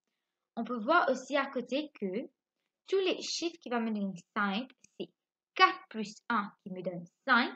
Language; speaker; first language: French; non-native, local second language; Morisyen